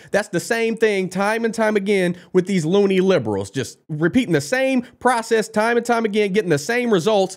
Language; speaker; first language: English; native; English